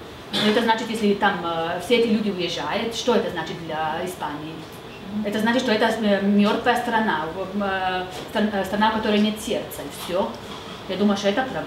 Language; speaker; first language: Russian; non-native, fluent; Slovenian